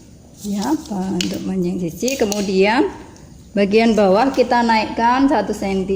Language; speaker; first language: Indonesian; native; Indonesian